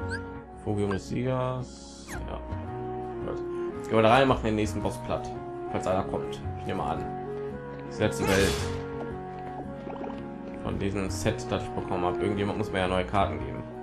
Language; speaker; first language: German; native; German